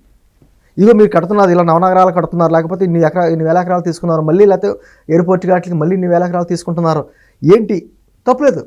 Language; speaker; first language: Telugu; native; Telugu